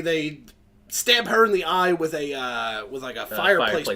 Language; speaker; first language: English; native; English